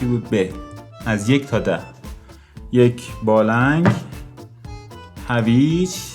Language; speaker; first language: Persian; native; Persian